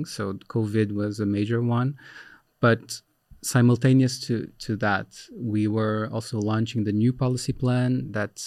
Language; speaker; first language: English; non-native, fluent; Portuguese